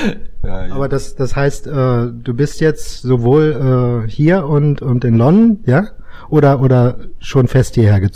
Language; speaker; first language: German; native; German